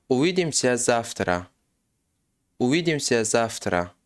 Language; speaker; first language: Russian; non-native, local second language; Tajik